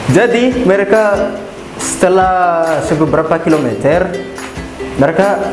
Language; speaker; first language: Malay; non-native, fluent; Malagasy